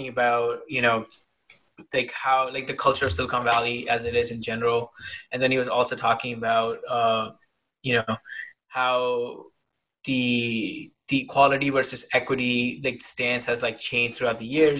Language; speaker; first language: English; non-native, local second language; Hindi